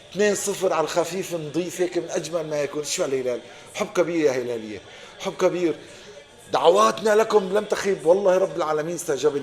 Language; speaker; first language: Arabic; native; Arabic